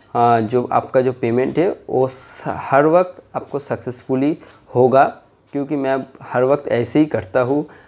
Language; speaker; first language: Hindi; non-native, local second language; Bangla